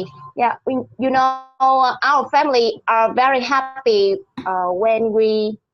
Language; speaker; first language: English; non-native, learner; Vietnamese